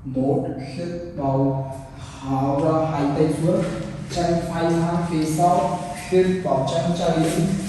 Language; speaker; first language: Vietnamese; non-native, learner; Hindi